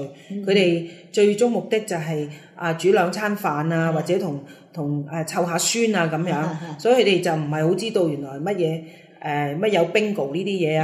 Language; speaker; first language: Cantonese; native; Cantonese